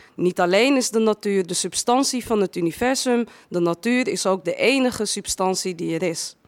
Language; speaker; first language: Dutch; native; Dutch